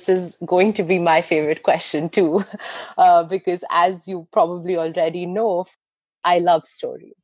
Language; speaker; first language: English; non-native, local second language; Hindi